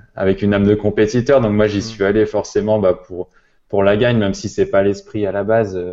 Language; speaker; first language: French; native; French